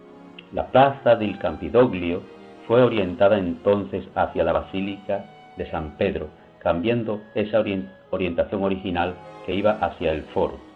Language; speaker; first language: Spanish; native; Spanish